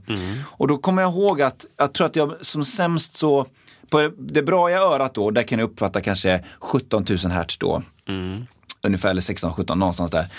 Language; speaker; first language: Swedish; native; Swedish